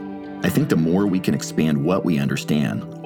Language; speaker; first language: English; native; English